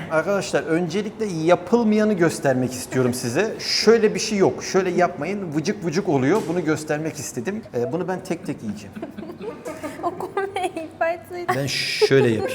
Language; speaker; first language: Turkish; native; Turkish